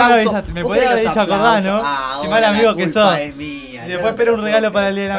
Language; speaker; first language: Spanish; native; Spanish